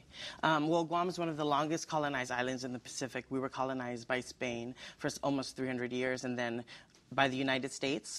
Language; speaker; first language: English; native; English